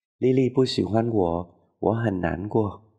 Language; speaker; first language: Chinese; non-native, learner; Vietnamese